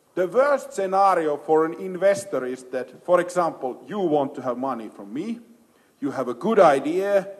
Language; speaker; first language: English; non-native, fluent; Finnish